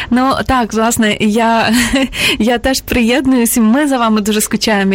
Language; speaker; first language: Ukrainian; native; Ukrainian